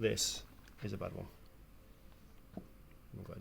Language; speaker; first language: English; native; English